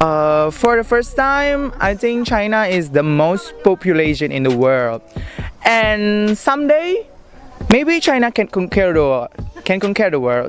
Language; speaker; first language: English; non-native, learner; Indonesian